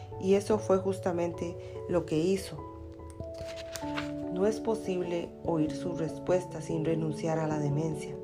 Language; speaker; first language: Spanish; native; Spanish